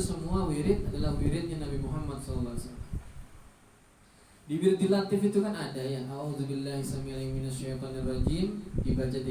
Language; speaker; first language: Indonesian; non-native, local second language; Javanese